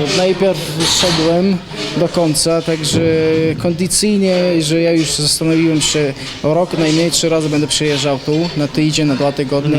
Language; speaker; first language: Polish; non-native, learner; Chechen